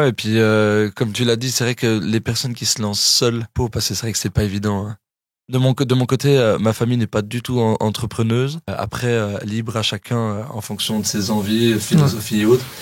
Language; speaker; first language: French; native; French